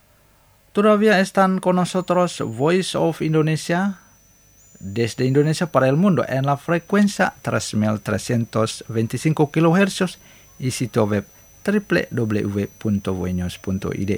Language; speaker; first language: Spanish; non-native, fluent; Indonesian